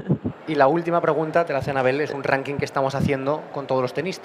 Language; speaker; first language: Spanish; native; Spanish